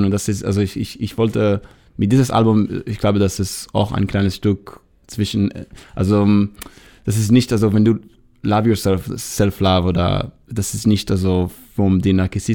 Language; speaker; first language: German; non-native, learner; Hebrew